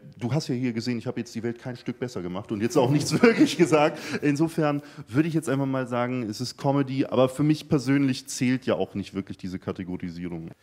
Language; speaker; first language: German; early bilingual, other home language; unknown